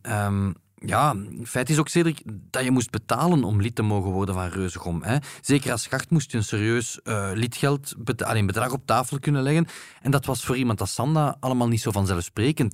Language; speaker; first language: Dutch; native; Dutch